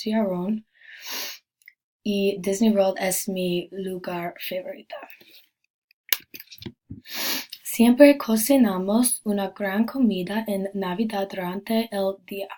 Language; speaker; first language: Spanish; non-native, learner; English